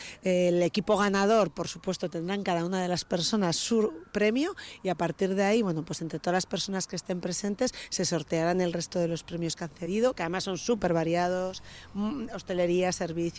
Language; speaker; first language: Spanish; native; Spanish